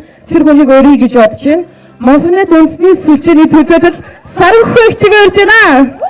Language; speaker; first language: Mongolian; native; Mongolian